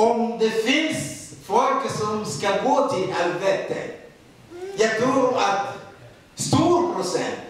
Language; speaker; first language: Swedish; non-native, fluent; Rundi